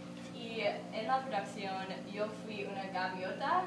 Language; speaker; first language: Spanish; non-native, learner; English